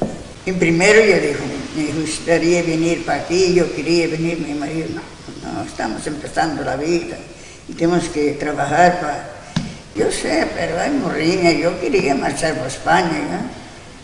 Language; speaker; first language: Spanish; non-native, local second language; Galician